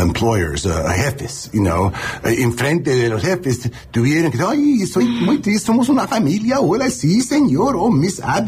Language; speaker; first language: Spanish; non-native, learner; English